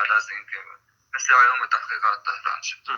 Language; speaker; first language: Persian; non-native, fluent; Arabic